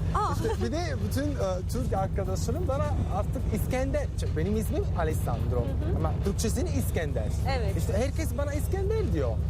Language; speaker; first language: Turkish; non-native, fluent; Italian